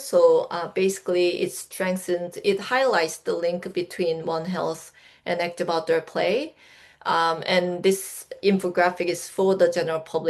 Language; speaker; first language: English; non-native, fluent; Korean